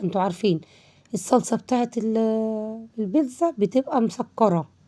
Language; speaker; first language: Arabic; native; Arabic